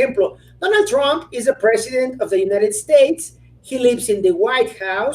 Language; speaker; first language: English; non-native, fluent; Spanish